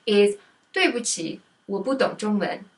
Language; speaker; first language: Chinese; early bilingual, heritage; Chinese